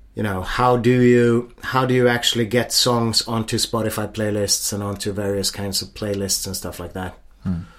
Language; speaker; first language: English; non-native, fluent; Swedish